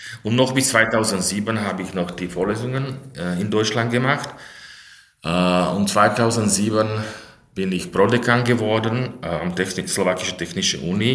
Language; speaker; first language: German; non-native, fluent; Slovak